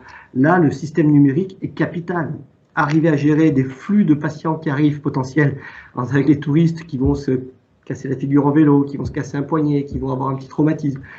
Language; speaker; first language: French; native; French